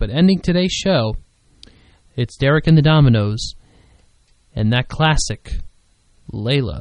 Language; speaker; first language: English; native; English